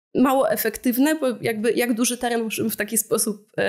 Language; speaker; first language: Polish; native; Polish